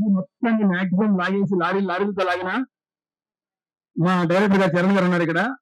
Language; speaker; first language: Telugu; native; Telugu